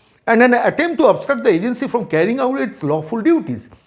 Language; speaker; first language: English; non-native, local second language; Bangla